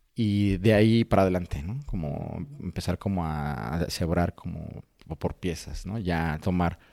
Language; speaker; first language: Spanish; native; Spanish